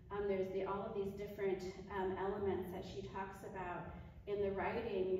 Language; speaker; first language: English; native; English